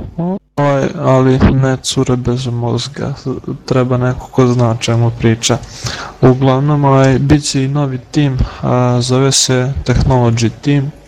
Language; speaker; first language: Serbian; native; Serbian